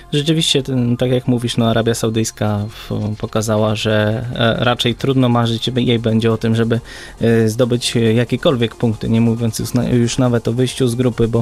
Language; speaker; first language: Polish; native; Polish